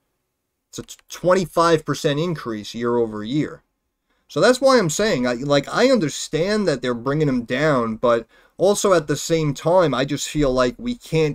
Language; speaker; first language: English; native; English